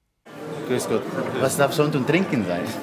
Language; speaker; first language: German; non-native, fluent; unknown